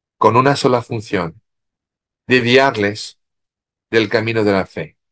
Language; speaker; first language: Spanish; non-native, fluent; French